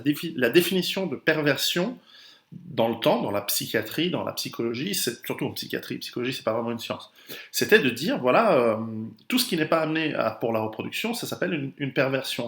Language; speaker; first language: French; native; French